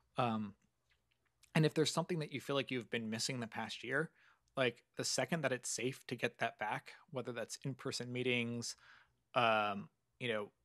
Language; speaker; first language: English; native; English